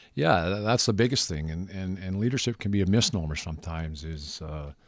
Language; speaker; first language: English; native; English